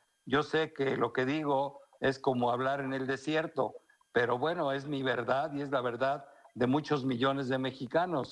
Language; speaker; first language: Spanish; native; Spanish